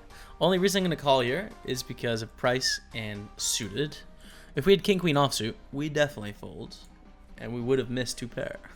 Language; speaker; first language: English; native; English